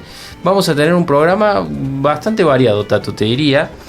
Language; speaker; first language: Spanish; native; Spanish